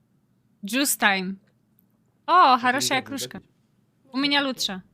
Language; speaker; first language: Russian; non-native, learner; Polish